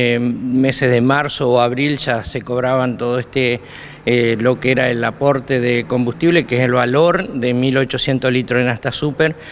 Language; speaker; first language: Spanish; native; Spanish